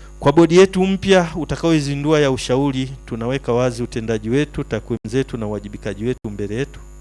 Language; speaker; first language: Swahili; native; Swahili